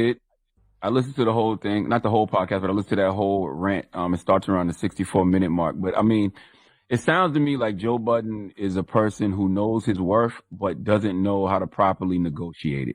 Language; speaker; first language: English; native; English